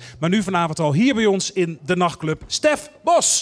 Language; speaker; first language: Dutch; native; Dutch